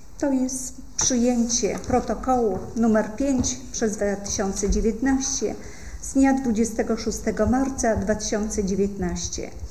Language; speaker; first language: Polish; native; Polish